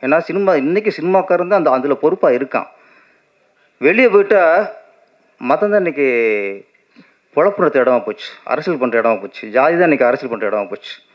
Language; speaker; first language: Tamil; native; Tamil